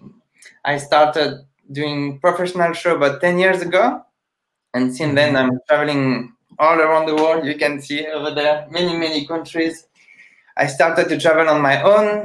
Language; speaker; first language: English; non-native, fluent; French